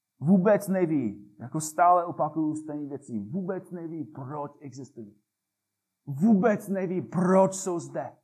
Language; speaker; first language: Czech; non-native, fluent; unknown